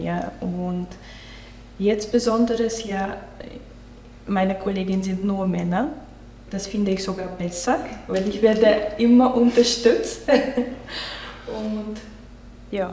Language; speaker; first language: German; non-native, local second language; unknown